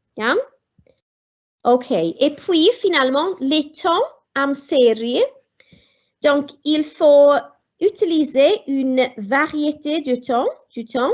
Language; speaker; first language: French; non-native, fluent; Welsh